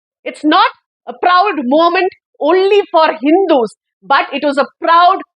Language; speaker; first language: English; non-native, local second language; Malayalam